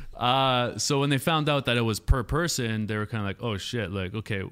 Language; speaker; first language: English; native; English